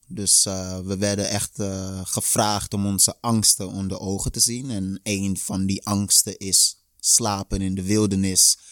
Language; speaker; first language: Dutch; early bilingual, other home language; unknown